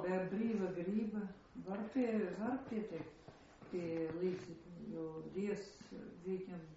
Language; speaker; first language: Latvian; non-native, local second language; Russian